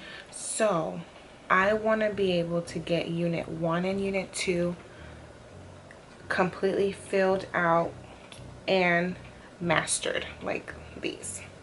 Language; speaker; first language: English; native; English